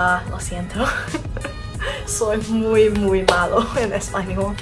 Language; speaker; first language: Spanish; non-native, learner; Cantonese